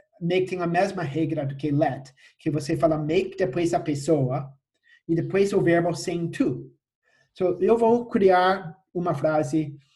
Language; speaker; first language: Portuguese; non-native, fluent; English